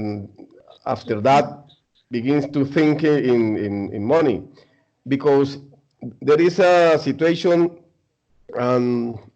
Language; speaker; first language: English; non-native, learner; Spanish